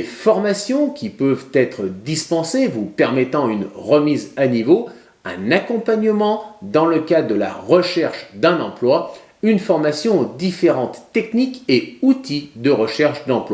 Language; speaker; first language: French; native; French